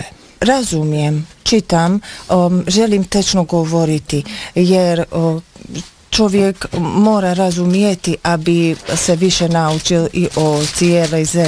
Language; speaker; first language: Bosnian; non-native, learner; Slovak